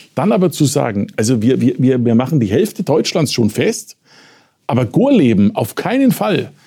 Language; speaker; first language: German; native; German